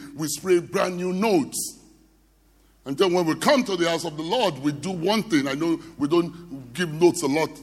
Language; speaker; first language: English; non-native, local second language; Yoruba